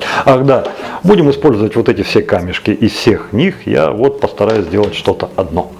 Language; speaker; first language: Russian; native; Russian